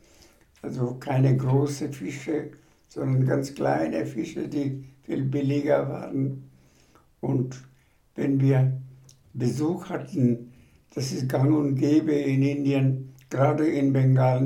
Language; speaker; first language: German; non-native, fluent; Bangla